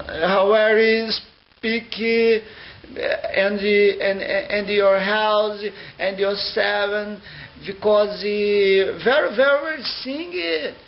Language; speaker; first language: English; non-native, learner; Portuguese